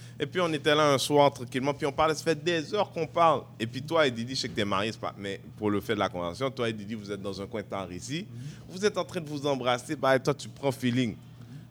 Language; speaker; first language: French; native; French